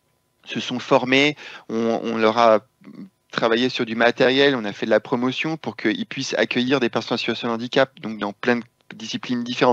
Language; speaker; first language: French; native; French